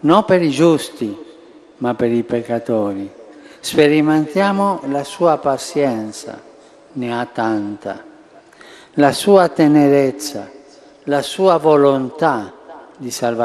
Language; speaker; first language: Italian; non-native, fluent; Spanish